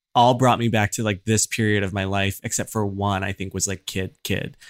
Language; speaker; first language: English; native; English